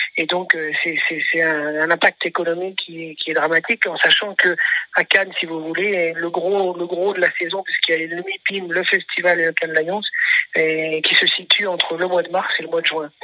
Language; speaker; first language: French; native; French